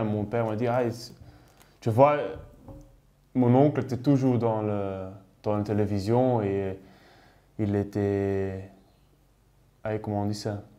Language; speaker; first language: French; non-native, local second language; Dutch